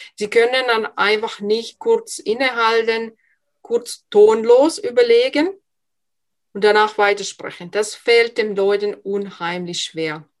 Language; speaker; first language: German; non-native, fluent; Finnish